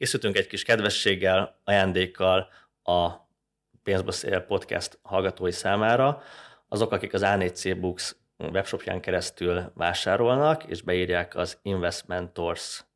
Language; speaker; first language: Hungarian; native; Hungarian